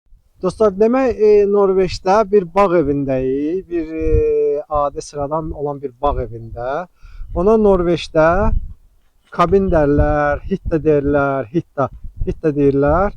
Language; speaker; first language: Turkish; non-native, local second language; Azerbaijani